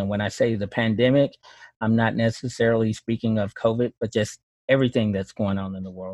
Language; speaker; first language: English; native; English